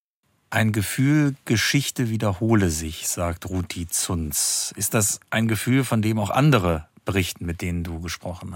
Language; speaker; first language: German; native; German